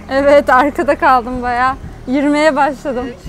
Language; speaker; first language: Turkish; native; Turkish